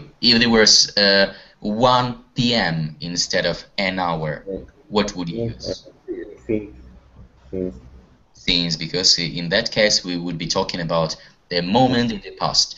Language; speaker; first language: English; non-native, fluent; Russian